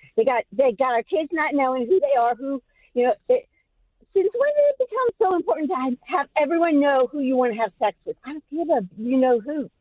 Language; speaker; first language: English; native; English